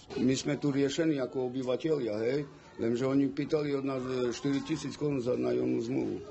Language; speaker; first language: Slovak; non-native, local second language; Romany